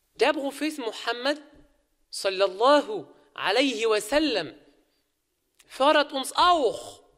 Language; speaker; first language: German; non-native, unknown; Arabic